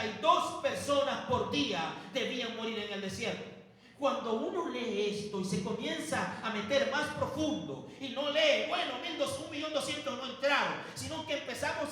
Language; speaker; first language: Spanish; native; Spanish